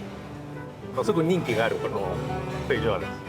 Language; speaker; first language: Japanese; non-native, fluent; Portuguese